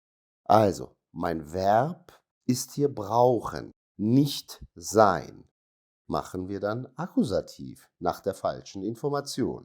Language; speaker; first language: German; non-native, fluent; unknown